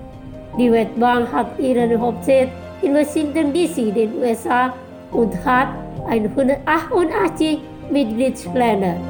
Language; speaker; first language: German; non-native, fluent; Indonesian